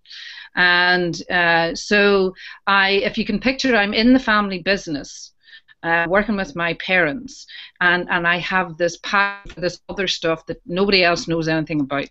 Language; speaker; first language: English; native; English